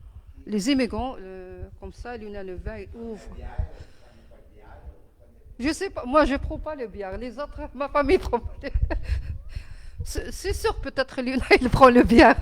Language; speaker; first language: French; non-native, learner; Arabic